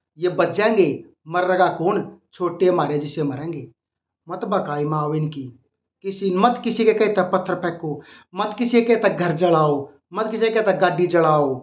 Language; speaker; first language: Hindi; native; Hindi